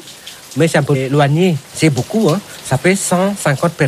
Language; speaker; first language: French; non-native, learner; Indonesian